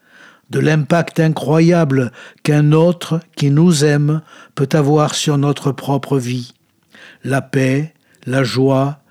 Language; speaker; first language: French; native; French